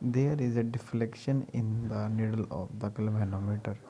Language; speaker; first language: English; non-native, local second language; Punjabi